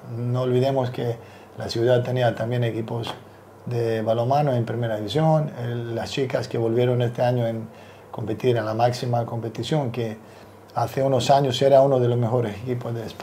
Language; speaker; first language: Spanish; non-native, fluent; Serbian